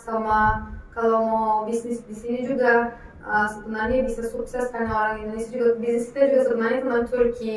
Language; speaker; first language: Indonesian; non-native, fluent; Turkish